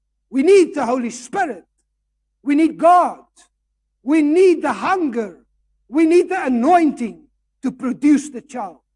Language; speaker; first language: English; non-native, local second language; Afrikaans